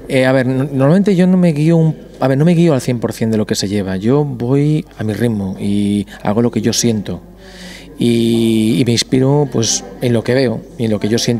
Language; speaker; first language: Spanish; native; Spanish